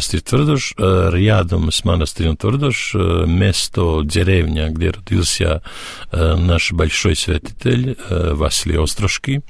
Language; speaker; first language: Russian; non-native, learner; Serbian